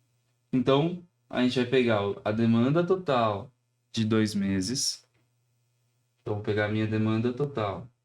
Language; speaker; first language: Portuguese; native; Portuguese